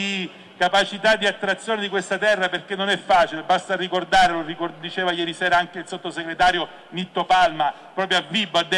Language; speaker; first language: Italian; native; Italian